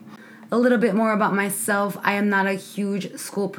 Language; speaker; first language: English; native; English